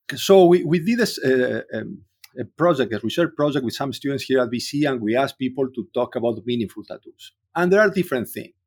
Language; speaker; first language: English; non-native, fluent; Spanish